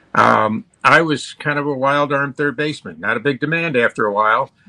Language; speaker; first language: English; native; English